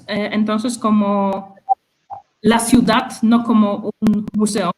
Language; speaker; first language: Spanish; non-native, fluent; Polish